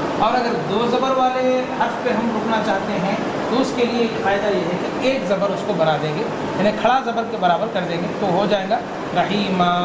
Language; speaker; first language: Urdu; native; Urdu